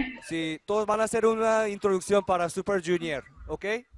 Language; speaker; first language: Spanish; non-native, learner; Korean